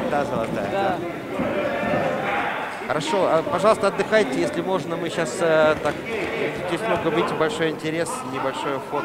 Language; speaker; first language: Russian; native; Russian